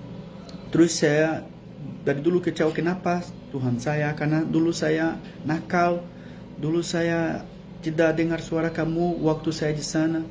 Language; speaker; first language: Indonesian; non-native, fluent; Portuguese